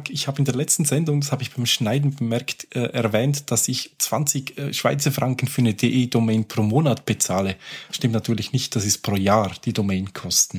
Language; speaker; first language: German; native; German